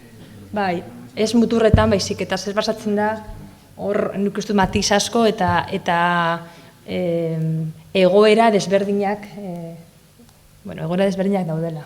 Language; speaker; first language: Basque; non-native, local second language; Spanish